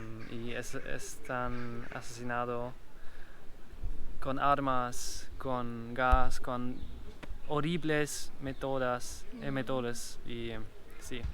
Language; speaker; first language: Spanish; non-native, learner; German